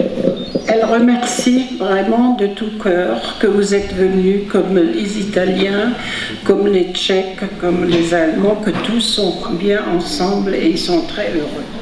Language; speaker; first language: French; non-native, fluent; German